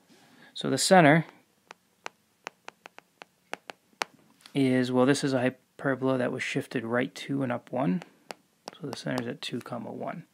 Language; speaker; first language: English; native; English